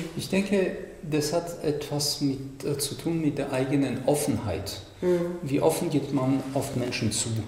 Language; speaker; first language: German; non-native, fluent; French